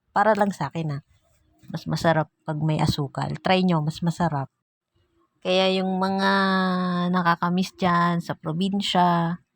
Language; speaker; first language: Filipino; non-native, local second language; Bikol